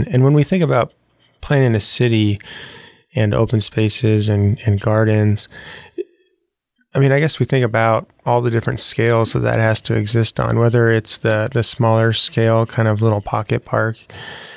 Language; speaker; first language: English; native; English